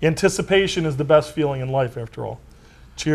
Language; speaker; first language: English; native; English